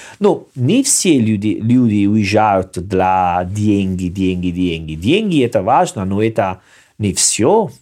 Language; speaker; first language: Russian; non-native, learner; Italian